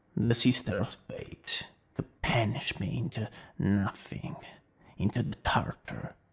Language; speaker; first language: English; non-native, fluent; Italian